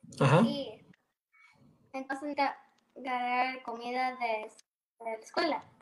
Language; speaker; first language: Spanish; early bilingual, heritage; Spanish